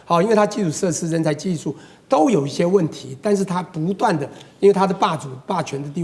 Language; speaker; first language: Chinese; native; Chinese